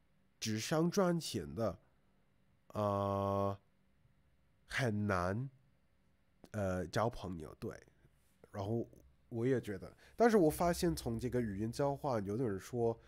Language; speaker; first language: Chinese; non-native, fluent; English